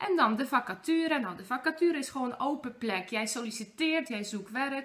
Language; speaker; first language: Dutch; non-native, fluent; Polish